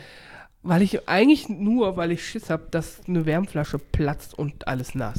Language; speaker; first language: German; native; German